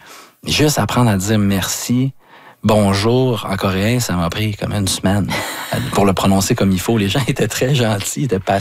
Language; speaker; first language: French; native; French